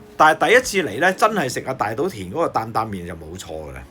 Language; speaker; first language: Cantonese; native; Cantonese